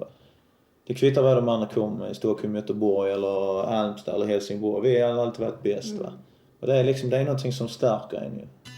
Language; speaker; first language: Swedish; native; Swedish